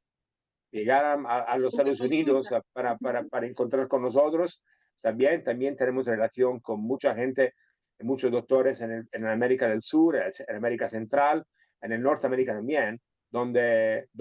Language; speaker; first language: Spanish; non-native, fluent; Italian